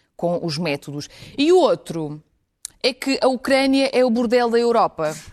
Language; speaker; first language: Portuguese; early bilingual, other home language; Ukrainian